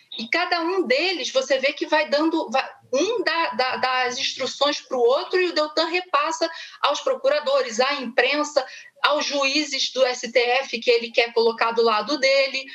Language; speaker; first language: Portuguese; native; Portuguese